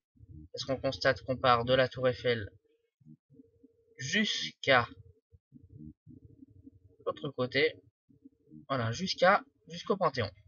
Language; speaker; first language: French; native; French